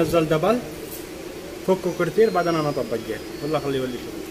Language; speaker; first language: Arabic; non-native, learner; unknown